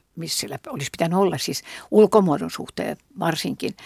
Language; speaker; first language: Finnish; native; Finnish